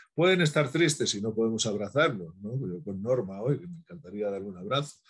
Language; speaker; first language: Spanish; native; Spanish